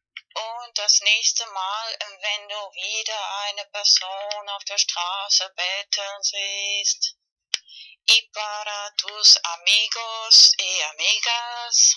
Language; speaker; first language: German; non-native, learner; Spanish